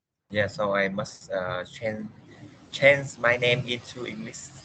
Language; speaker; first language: English; non-native, learner; Vietnamese